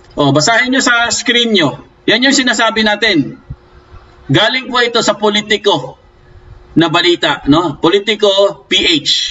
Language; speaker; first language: Filipino; non-native, local second language; Cebuano